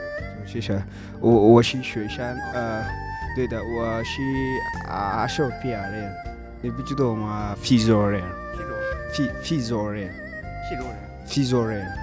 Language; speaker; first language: Chinese; non-native, learner; Oromo